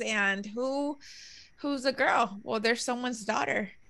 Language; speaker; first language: English; early bilingual, other home language; Spanish